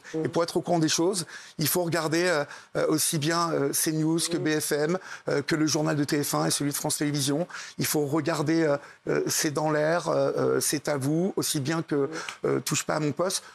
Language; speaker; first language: French; native; French